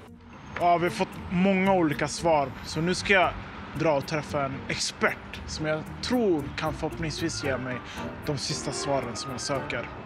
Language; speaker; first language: Swedish; early bilingual, other home language; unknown